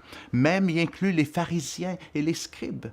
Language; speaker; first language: French; native; French